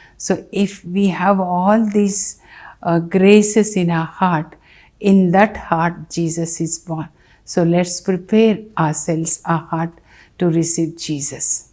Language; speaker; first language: English; non-native, local second language; Telugu